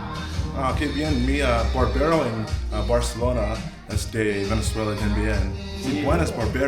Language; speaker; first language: Spanish; non-native, learner; English